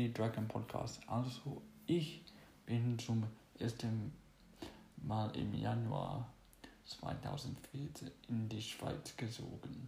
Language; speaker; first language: German; non-native, fluent; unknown